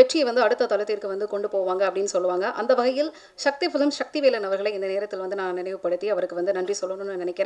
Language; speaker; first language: Tamil; native; Tamil